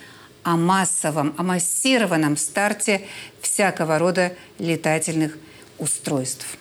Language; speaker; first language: Russian; native; Russian